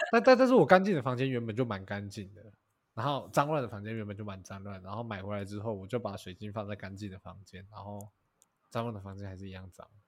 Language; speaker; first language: Chinese; native; Chinese